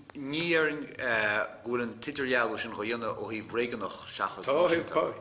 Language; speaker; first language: Irish; native; Irish